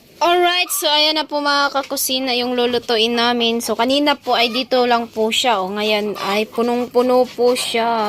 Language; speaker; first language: Filipino; non-native, local second language; Hiligaynon